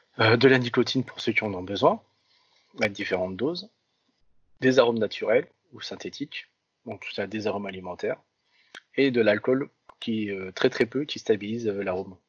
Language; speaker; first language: French; early bilingual, other home language; Vietnamese